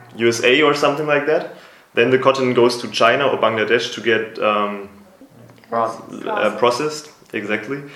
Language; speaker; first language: English; non-native, fluent; German